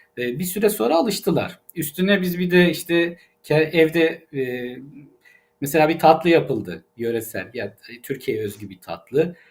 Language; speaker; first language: Turkish; native; Turkish